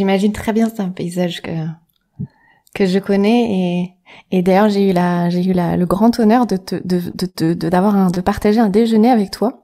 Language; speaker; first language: French; native; French